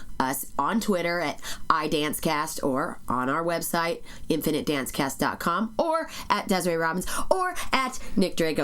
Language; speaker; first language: English; native; English